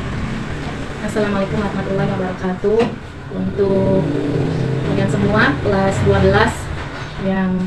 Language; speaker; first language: Indonesian; native; Indonesian